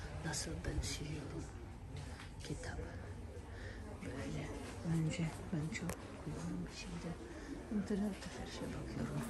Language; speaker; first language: Turkish; non-native, learner; Russian